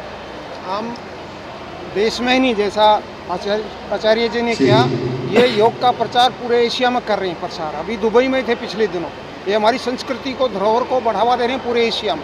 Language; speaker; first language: Hindi; native; Hindi